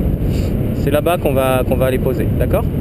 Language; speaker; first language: French; native; French